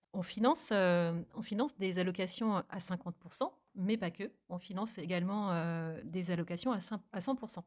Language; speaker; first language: French; native; French